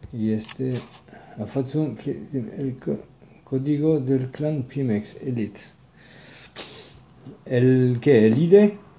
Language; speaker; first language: Spanish; non-native, learner; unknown